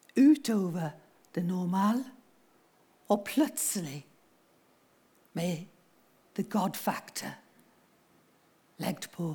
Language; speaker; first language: Norwegian; non-native, fluent; English